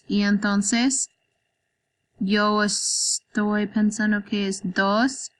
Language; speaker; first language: Spanish; non-native, learner; English